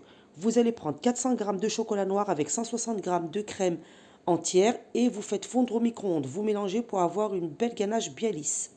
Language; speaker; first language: French; native; French